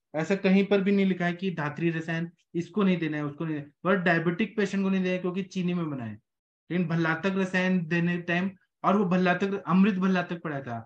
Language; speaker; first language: Hindi; native; Hindi